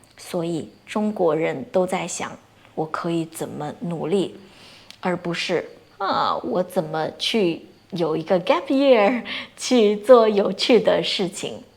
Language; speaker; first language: Chinese; native; Chinese